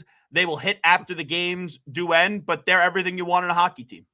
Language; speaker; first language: English; native; English